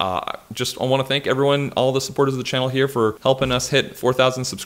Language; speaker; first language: English; native; English